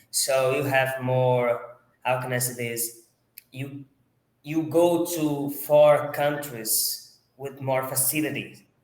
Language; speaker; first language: English; non-native, fluent; Portuguese